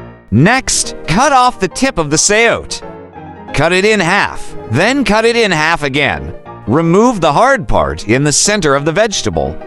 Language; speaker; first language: English; non-native, local second language; Filipino